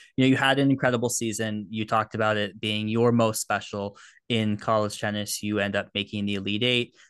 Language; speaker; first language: English; native; English